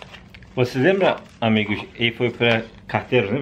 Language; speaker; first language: Portuguese; non-native, learner; Turkish